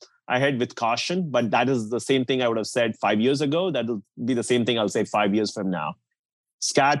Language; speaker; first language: English; non-native, local second language; Tamil